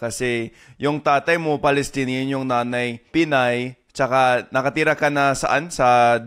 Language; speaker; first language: Filipino; non-native, fluent; English